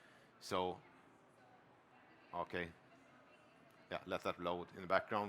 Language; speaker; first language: English; non-native, fluent; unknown